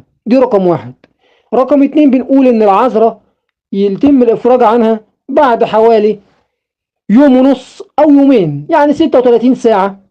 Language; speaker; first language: Arabic; native; Arabic